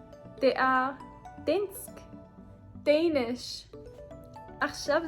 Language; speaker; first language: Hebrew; non-native, learner; English